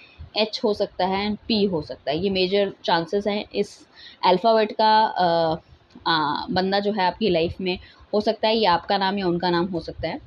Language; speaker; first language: Hindi; native; Hindi